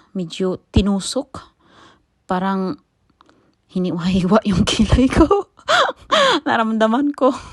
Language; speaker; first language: Filipino; non-native, local second language; Cebuano